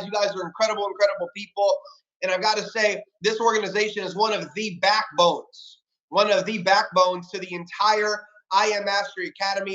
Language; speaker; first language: English; native; English